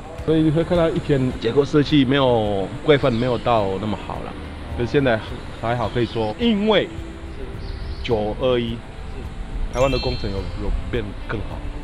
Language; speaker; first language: Chinese; non-native, fluent; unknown